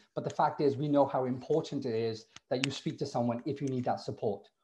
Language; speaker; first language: English; native; English